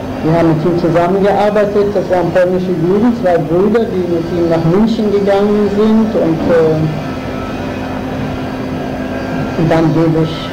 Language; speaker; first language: German; non-native, fluent; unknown